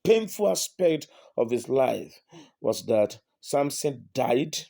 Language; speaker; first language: English; non-native, local second language; Yoruba